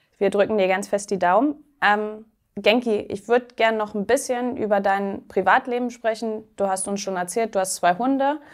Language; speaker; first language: German; native; German